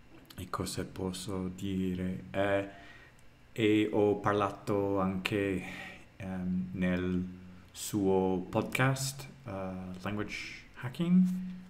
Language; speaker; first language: Italian; non-native, learner; English